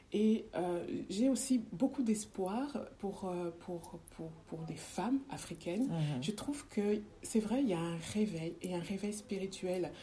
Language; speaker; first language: French; early bilingual, other home language; Kongo